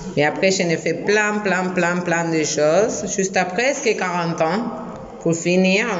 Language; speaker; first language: French; non-native, fluent; Spanish